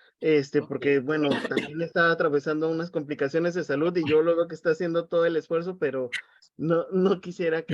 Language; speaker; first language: Spanish; native; Spanish